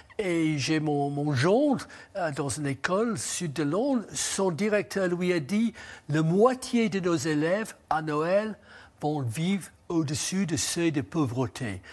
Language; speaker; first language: French; non-native, fluent; English